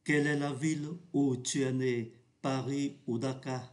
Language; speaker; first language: French; non-native, fluent; Vietnamese